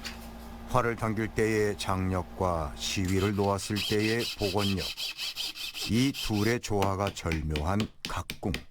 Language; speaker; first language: Korean; native; Korean